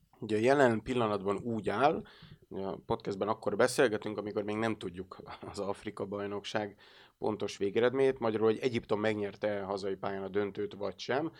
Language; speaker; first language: Hungarian; native; Hungarian